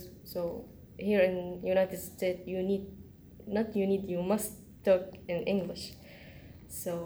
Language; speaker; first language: English; non-native, learner; Arabic